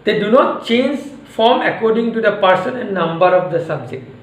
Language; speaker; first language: English; non-native, local second language; Assamese